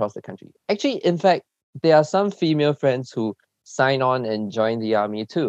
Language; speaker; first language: English; early bilingual, other home language; Chinese